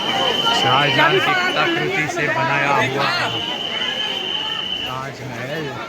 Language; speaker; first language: Hindi; non-native, local second language; Marathi